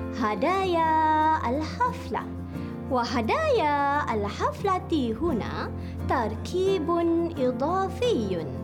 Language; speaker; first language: Arabic; non-native, fluent; Malay